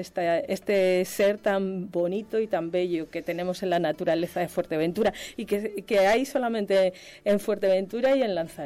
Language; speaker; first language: Spanish; native; Spanish